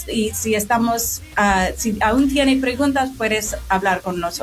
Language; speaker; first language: Spanish; non-native, fluent; English